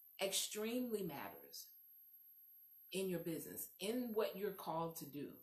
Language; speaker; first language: English; native; English